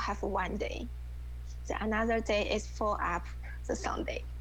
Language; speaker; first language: English; non-native, learner; Chinese